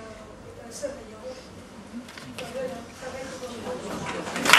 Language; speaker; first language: Basque; non-native, local second language; Spanish